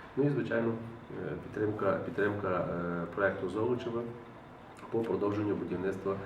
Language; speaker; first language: Ukrainian; native; Ukrainian